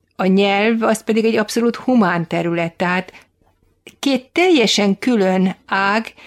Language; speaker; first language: Hungarian; native; Hungarian